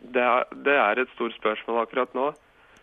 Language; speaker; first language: Norwegian; non-native, fluent; Russian